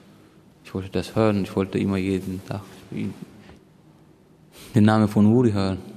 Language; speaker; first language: German; non-native, fluent; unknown